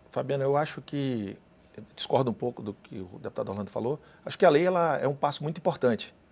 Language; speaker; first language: Portuguese; native; Portuguese